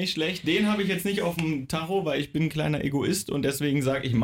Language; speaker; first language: German; native; German